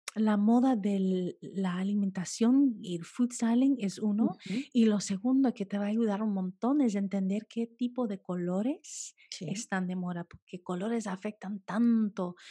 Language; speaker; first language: Spanish; early bilingual, heritage; Spanish